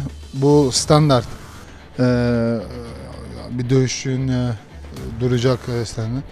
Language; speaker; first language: Turkish; early bilingual, heritage; Turkish